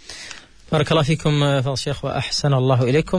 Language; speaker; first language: Arabic; native; Arabic